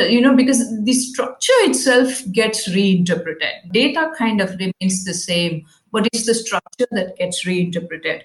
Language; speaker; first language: English; non-native, local second language; Kannada